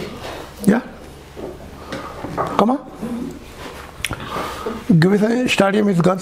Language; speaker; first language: German; non-native, learner; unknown